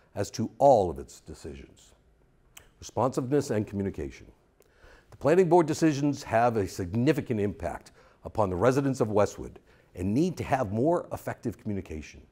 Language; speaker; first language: English; native; English